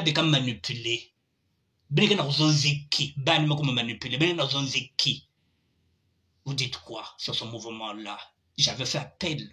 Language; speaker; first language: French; non-native, local second language; Lingala